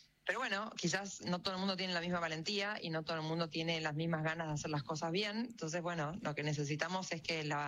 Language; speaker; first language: Spanish; native; Spanish